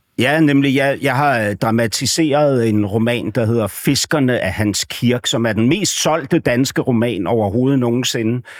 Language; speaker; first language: Danish; native; Danish